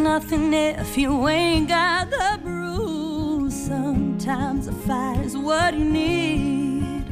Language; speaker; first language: English; native; English